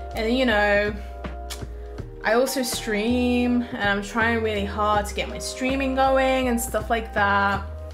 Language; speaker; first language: English; early bilingual, other home language; Turkish